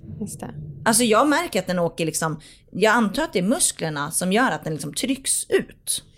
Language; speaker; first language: Swedish; native; Swedish